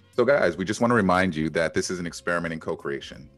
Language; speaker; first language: English; native; English